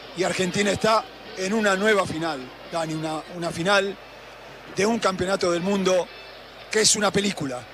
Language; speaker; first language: Spanish; native; Spanish